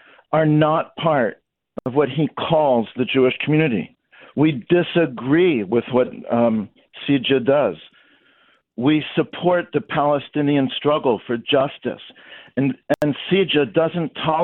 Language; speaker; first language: English; native; English